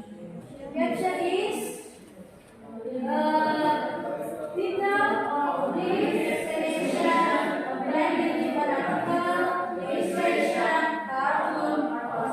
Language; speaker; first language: English; non-native, learner; Indonesian